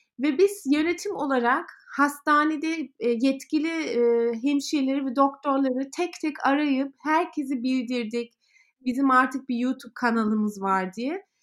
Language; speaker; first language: Turkish; early bilingual, heritage; Turkish